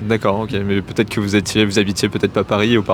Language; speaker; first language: French; native; French